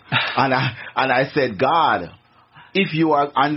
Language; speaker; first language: English; non-native, local second language; Jamaican Creole English